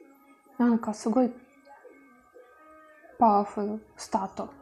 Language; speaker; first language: Japanese; non-native, fluent; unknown